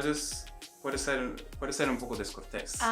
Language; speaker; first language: Spanish; non-native, fluent; Swedish